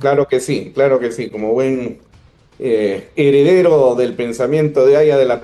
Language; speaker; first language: Spanish; native; Spanish